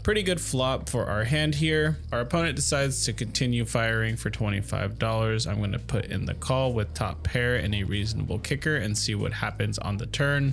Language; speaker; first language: English; native; English